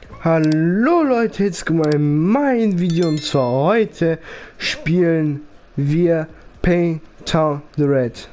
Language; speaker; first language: German; early bilingual, other home language; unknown